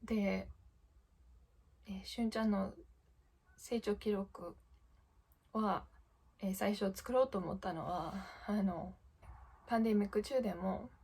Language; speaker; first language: Japanese; non-native, fluent; English